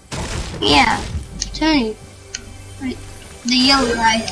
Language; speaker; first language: English; native; English